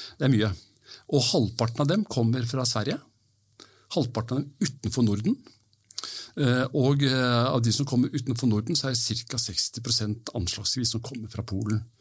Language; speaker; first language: Norwegian; early bilingual, heritage; Norwegian